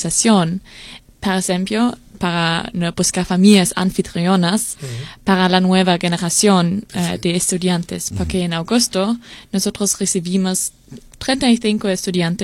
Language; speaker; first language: Spanish; non-native, learner; German